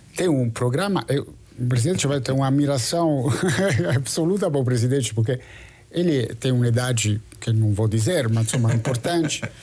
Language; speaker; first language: Portuguese; non-native, fluent; Italian